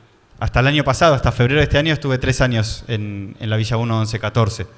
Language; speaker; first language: Spanish; native; Spanish